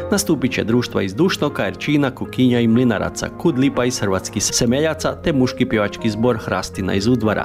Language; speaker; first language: Croatian; early bilingual, heritage; Croatian